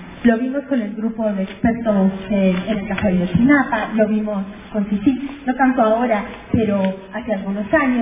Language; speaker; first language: Spanish; native; Spanish